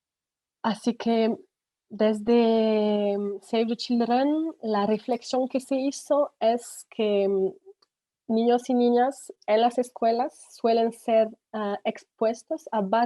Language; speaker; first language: Spanish; non-native, fluent; French